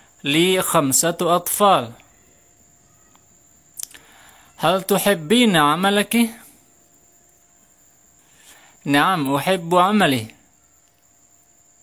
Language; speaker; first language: Arabic; non-native, fluent; Indonesian